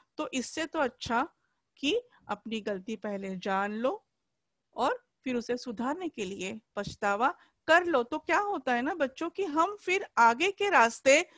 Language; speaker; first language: Hindi; non-native, local second language; Marathi